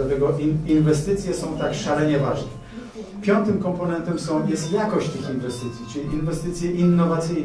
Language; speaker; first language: Polish; native; Polish